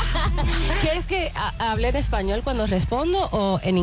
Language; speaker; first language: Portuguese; non-native, fluent; English